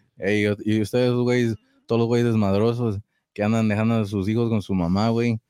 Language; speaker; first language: Spanish; early bilingual, heritage; Spanish